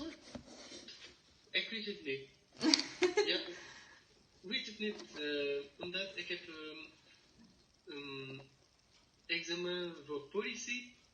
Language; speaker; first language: Dutch; non-native, learner; French